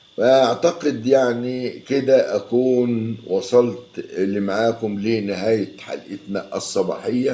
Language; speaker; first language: Arabic; native; Arabic